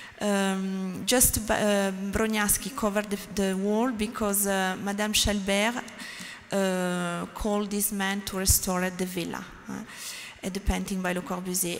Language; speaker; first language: English; non-native, learner; French